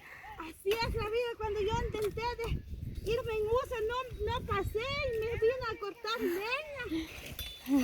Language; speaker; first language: Spanish; non-native, local second language; Kʼicheʼ